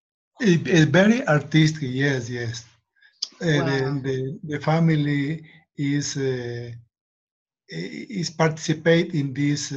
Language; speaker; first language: English; non-native, learner; Spanish